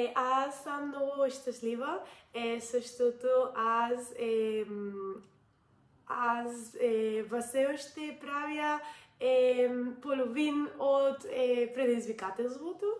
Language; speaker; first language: Bulgarian; non-native, learner; Spanish